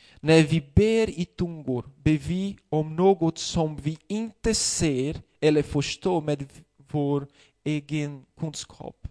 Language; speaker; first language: Swedish; non-native, fluent; Portuguese